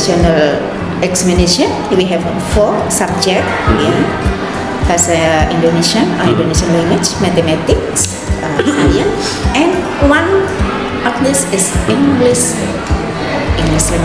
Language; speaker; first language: English; non-native, learner; Indonesian